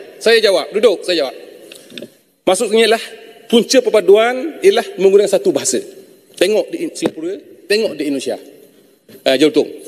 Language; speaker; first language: Malay; native; Malay